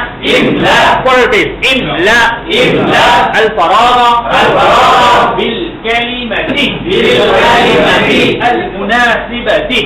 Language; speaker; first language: Arabic; non-native, fluent; Bangla